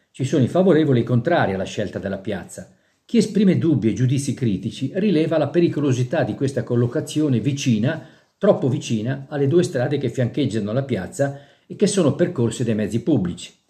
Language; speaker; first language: Italian; native; Italian